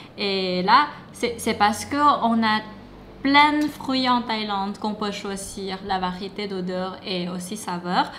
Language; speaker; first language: French; non-native, fluent; Thai